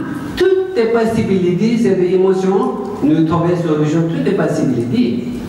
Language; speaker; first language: French; non-native, learner; Tibetan